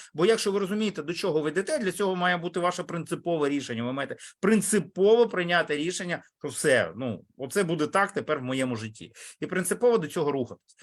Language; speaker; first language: Ukrainian; non-native, local second language; Russian